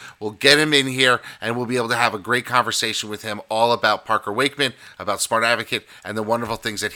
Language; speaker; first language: English; native; English